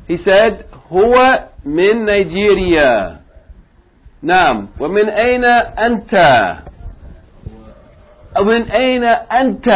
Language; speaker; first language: Arabic; non-native, fluent; English